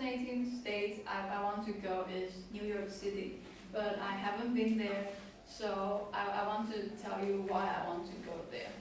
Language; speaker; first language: English; non-native, learner; Chinese